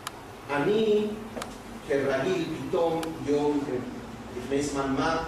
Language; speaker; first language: Hebrew; non-native, fluent; Spanish